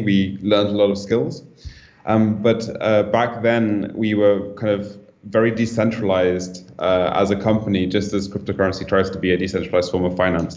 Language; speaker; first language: English; native; English